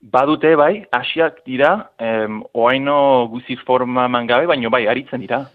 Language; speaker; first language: Basque; non-native, fluent; English